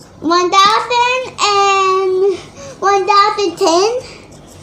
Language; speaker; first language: English; non-native, learner; Thai